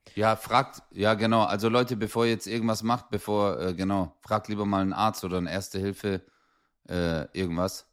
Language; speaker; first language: German; early bilingual, other home language; Turkish